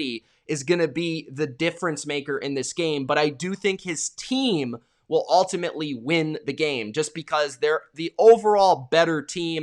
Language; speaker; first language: English; native; English